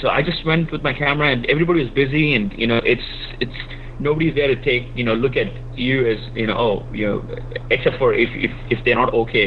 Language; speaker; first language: English; non-native, local second language; Malayalam